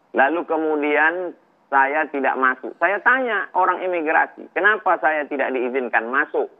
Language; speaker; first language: Indonesian; native; Indonesian